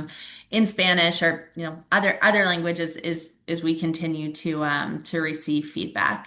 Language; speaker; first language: English; native; English